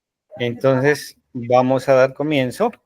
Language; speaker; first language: Spanish; native; Spanish